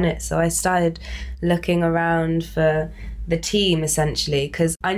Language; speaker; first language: English; native; English